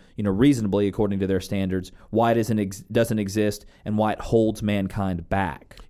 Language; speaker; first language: English; native; English